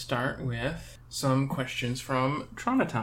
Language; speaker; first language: English; native; English